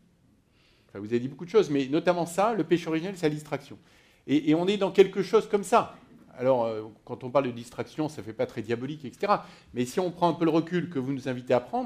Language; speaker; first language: French; native; French